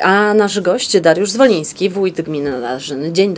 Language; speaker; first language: Polish; native; Polish